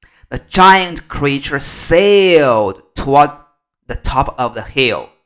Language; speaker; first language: English; non-native, fluent; Chinese